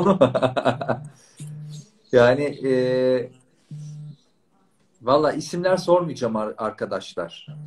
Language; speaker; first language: Turkish; native; Turkish